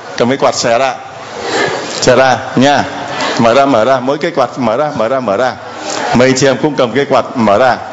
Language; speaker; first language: Vietnamese; native; Vietnamese